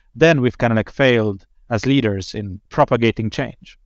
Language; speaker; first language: English; non-native, fluent; Slovenian